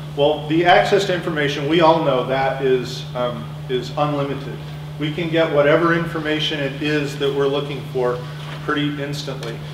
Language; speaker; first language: English; native; English